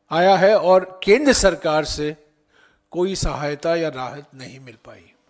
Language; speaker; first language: Hindi; non-native, local second language; Tamil